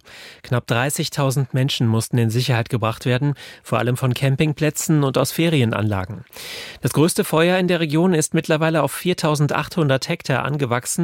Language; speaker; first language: German; native; German